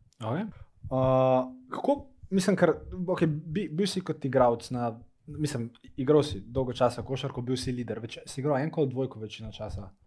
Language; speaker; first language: Slovenian; native; Slovenian